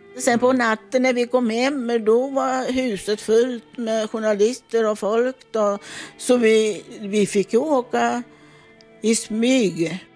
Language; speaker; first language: Swedish; non-native, fluent; Italian